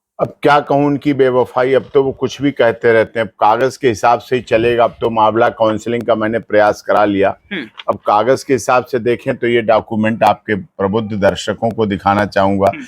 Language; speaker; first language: Hindi; native; Hindi